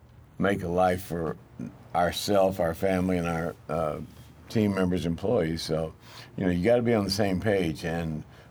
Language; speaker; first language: English; native; English